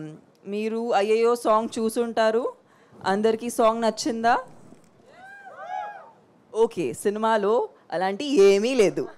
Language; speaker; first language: Telugu; non-native, fluent; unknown